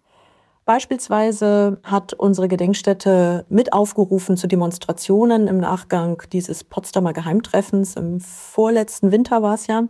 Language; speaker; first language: German; native; German